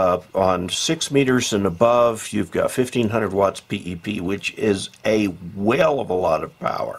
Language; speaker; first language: English; native; English